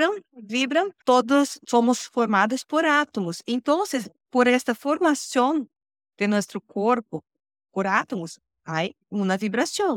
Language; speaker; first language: Spanish; non-native, learner; Portuguese